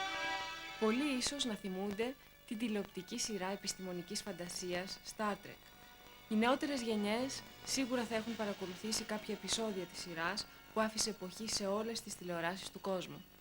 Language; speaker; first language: Greek; native; Greek